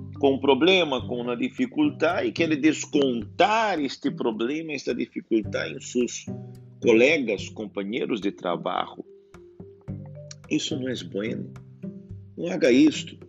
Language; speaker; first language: Portuguese; non-native, learner; Spanish